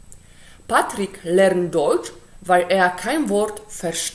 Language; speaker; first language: German; non-native, fluent; Polish